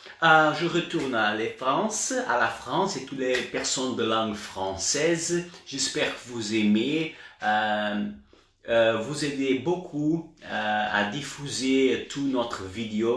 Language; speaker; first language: French; non-native, learner; Portuguese